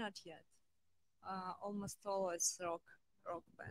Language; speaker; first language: English; non-native, fluent; Russian